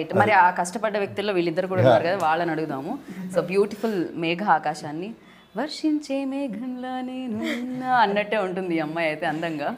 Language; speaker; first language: Telugu; native; Telugu